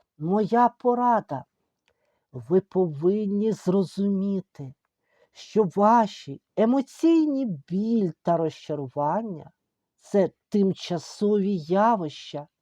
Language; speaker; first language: Ukrainian; native; Ukrainian